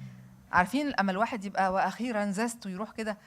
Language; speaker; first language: Arabic; native; Arabic